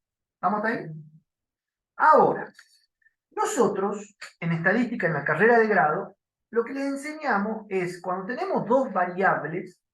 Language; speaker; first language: Spanish; native; Spanish